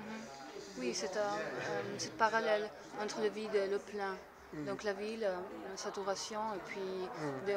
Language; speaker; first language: French; non-native, learner; Italian